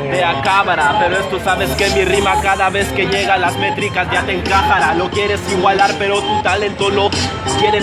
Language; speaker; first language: Spanish; native; Spanish